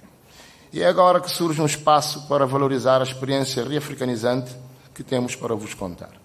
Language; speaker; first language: Portuguese; non-native, local second language; Kabuverdianu